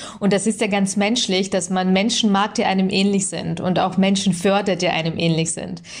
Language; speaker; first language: German; early bilingual, other home language; Russian